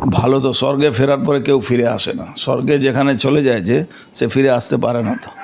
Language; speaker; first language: Bangla; non-native, local second language; Hindi